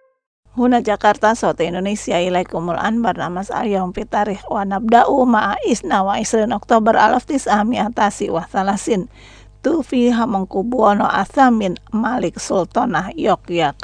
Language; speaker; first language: Arabic; non-native, fluent; Indonesian